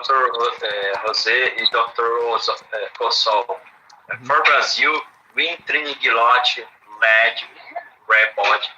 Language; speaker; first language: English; non-native, learner; Portuguese